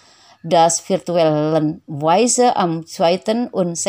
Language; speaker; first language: German; non-native, fluent; Indonesian